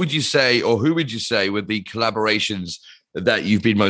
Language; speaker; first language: English; native; English